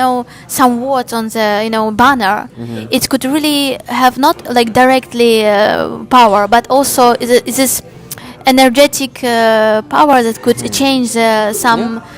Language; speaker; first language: English; non-native, learner; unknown